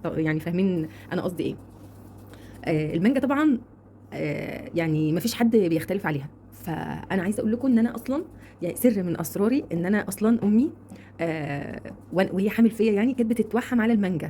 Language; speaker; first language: Arabic; native; Arabic